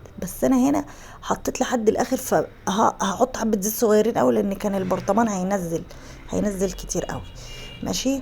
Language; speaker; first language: Arabic; native; Arabic